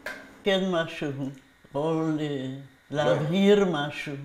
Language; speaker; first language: Hebrew; non-native, fluent; Polish